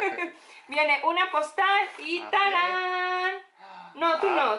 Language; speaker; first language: Spanish; native; Spanish